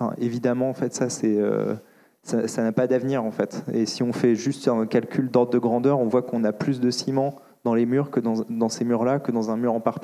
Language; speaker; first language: French; native; French